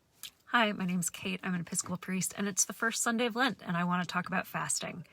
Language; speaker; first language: English; native; English